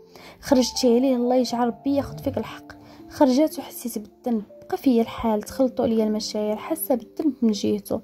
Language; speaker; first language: Arabic; native; Arabic